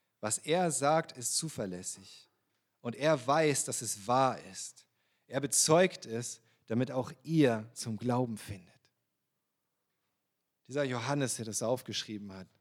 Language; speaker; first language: German; native; German